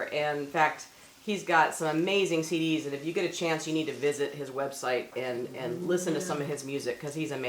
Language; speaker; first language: English; native; English